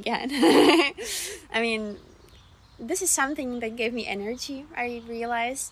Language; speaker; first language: English; non-native, fluent; Russian